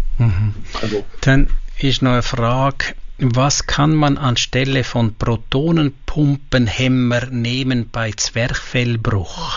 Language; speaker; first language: German; native; German